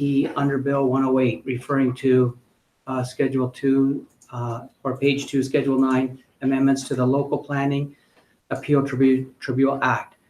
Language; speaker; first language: English; native; English